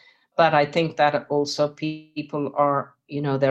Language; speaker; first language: English; native; English